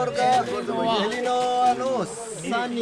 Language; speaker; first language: Japanese; non-native, learner; Nepali